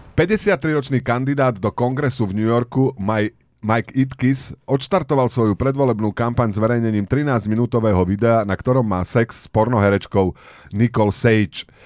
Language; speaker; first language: Slovak; native; Slovak